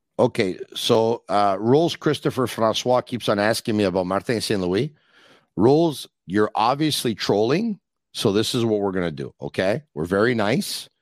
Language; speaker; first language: English; native; English